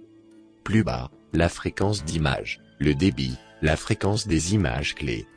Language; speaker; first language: French; native; French